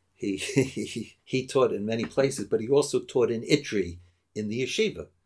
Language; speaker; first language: English; native; English